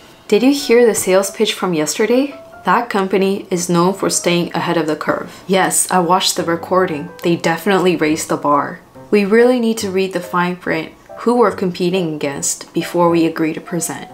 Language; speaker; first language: English; early bilingual, other home language; Japanese